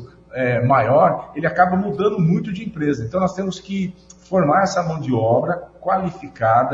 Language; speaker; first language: Portuguese; native; Portuguese